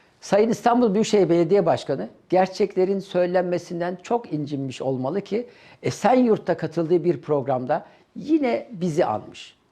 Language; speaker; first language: Turkish; native; Turkish